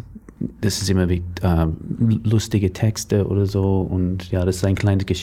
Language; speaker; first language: German; non-native, learner; English